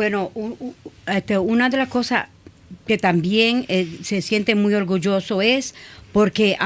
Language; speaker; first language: Spanish; early bilingual, other home language; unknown